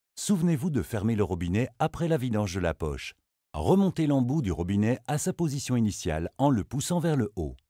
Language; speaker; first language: French; native; French